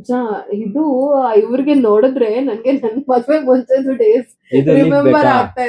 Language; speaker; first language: Kannada; non-native, learner; Marathi